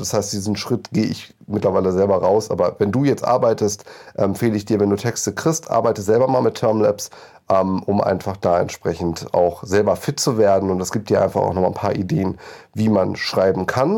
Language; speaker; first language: German; native; German